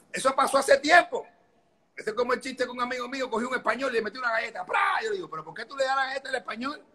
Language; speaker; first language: Spanish; native; Spanish